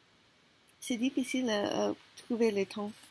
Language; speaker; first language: French; non-native, learner; Korean